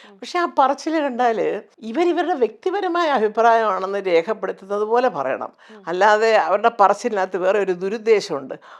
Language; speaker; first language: Malayalam; native; Malayalam